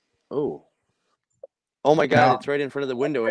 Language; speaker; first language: English; native; English